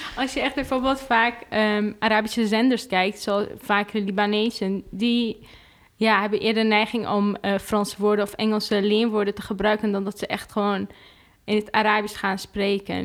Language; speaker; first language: Dutch; non-native, fluent; Arabic